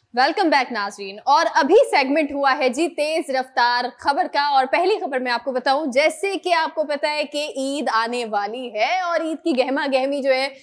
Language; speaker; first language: Urdu; native; Urdu